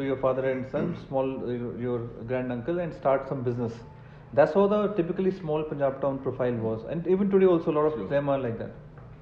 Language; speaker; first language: English; non-native, local second language; Punjabi